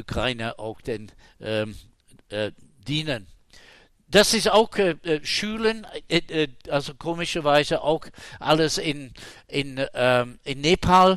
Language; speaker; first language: German; non-native, fluent; English